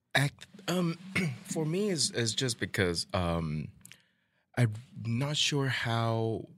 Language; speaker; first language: English; non-native, local second language; Min Nan Chinese